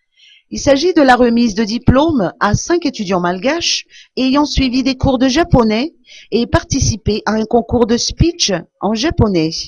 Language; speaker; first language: French; non-native, local second language; Malagasy